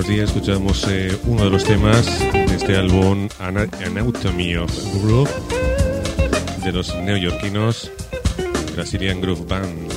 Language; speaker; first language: Spanish; native; Spanish